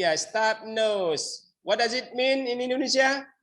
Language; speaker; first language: English; non-native, learner; Indonesian